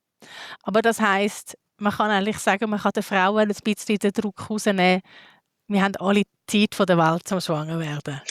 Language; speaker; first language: German; native; German